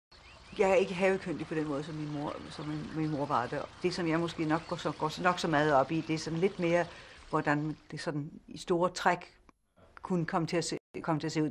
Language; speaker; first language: Danish; native; Danish